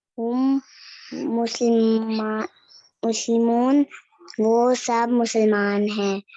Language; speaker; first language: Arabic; non-native, learner; Urdu